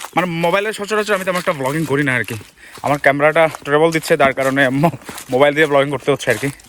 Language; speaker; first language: Bangla; native; Bangla